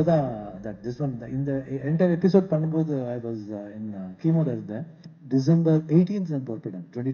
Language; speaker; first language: Tamil; non-native, local second language; Kannada